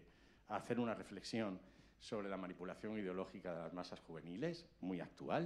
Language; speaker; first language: Spanish; native; Spanish